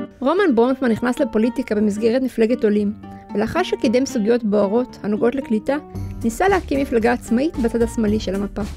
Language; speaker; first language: Hebrew; early bilingual, other home language; Russian